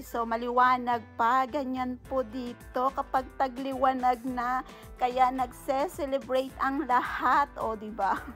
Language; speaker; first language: Filipino; native; Filipino